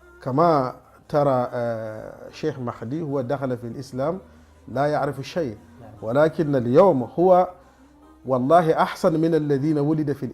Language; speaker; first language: Arabic; non-native, fluent; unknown